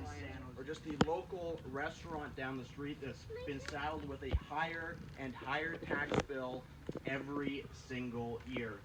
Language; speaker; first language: English; native; English